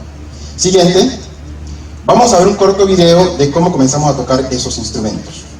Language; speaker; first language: Spanish; native; Spanish